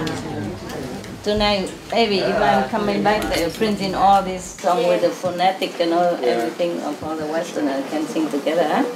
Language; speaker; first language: English; non-native, fluent; Vietnamese